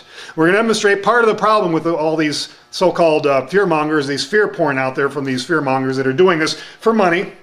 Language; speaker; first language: English; native; English